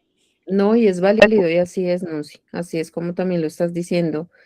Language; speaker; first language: Spanish; native; Spanish